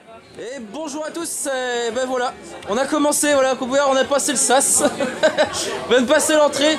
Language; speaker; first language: French; native; French